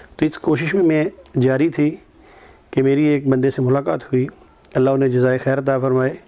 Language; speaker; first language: Urdu; native; Urdu